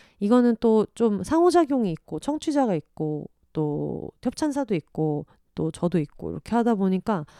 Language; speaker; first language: Korean; native; Korean